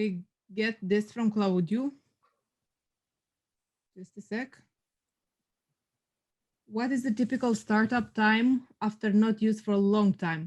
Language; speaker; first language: English; non-native, fluent; Romanian